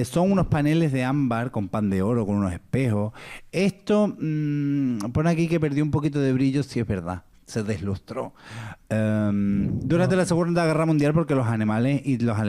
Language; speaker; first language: Spanish; native; Spanish